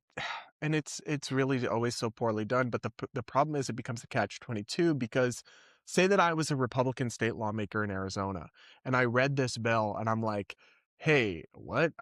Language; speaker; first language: English; native; English